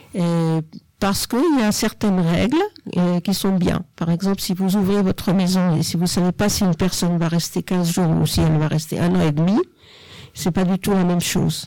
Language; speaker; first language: French; native; French